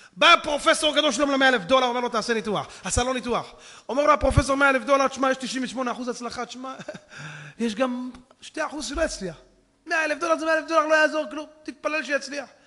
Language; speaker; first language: Hebrew; native; Hebrew